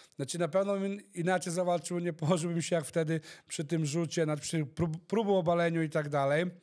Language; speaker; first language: Polish; early bilingual, heritage; Polish